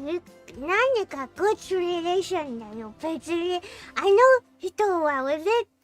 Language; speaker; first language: Japanese; non-native, learner; English